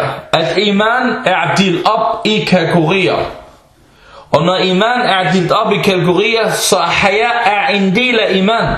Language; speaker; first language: Danish; early bilingual, other home language; Arabic